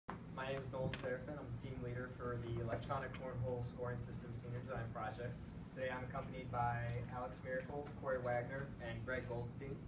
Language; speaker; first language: English; native; English